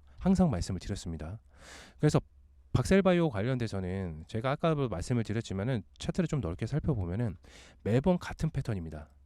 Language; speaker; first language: Korean; native; Korean